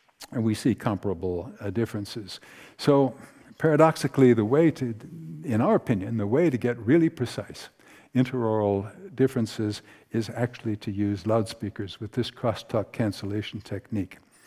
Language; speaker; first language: English; native; English